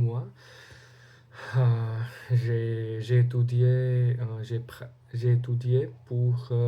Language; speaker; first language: French; non-native, learner; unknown